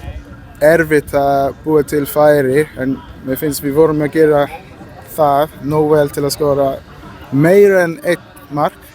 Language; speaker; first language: Icelandic; non-native, learner; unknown